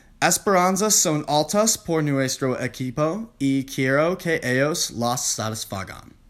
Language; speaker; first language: Spanish; non-native, learner; English